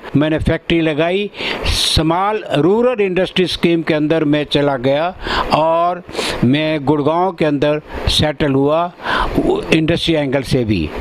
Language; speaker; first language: Hindi; early bilingual, other home language; Punjabi